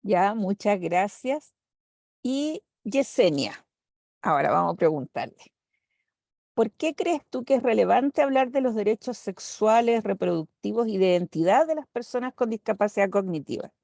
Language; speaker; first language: Spanish; native; Spanish